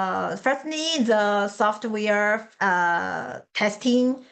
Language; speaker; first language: English; non-native, learner; Chinese